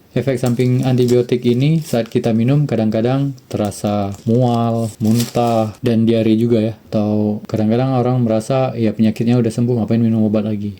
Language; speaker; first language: Indonesian; native; Indonesian